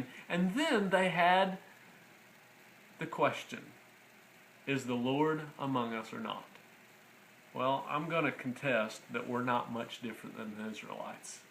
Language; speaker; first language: English; native; English